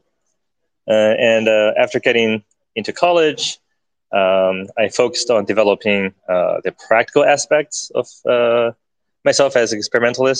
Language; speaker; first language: English; early bilingual, other home language; Chinese